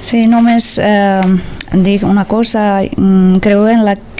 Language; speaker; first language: Catalan; non-native, learner; Persian